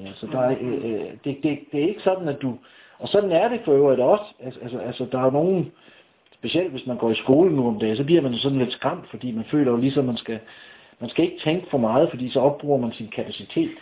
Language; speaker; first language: Danish; native; Danish